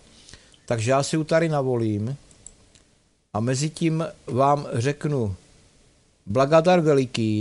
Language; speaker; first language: Czech; native; Czech